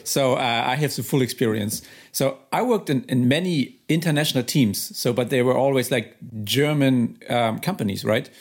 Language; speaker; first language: English; non-native, fluent; German